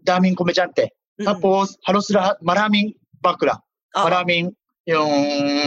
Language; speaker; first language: Filipino; non-native, learner; Japanese